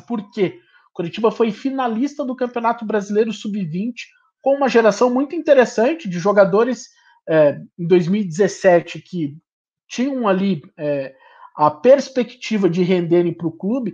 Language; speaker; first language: Portuguese; native; Portuguese